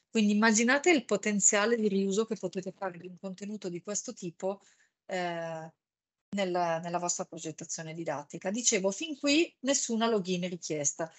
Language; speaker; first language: Italian; native; Italian